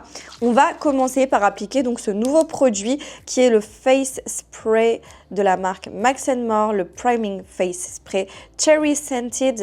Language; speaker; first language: French; native; French